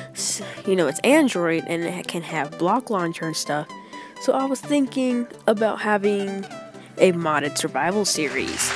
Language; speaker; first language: English; native; English